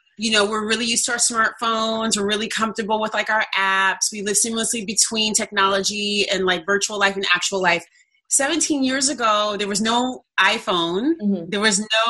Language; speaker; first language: English; native; English